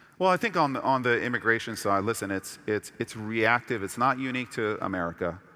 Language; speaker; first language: English; early bilingual, other home language; Persian